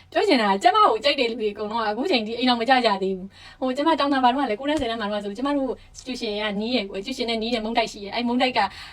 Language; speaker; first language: Burmese; native; Burmese